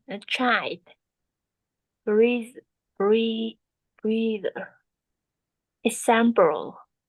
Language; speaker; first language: English; non-native, learner; Vietnamese